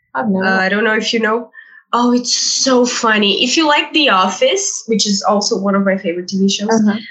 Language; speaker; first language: English; non-native, fluent; Portuguese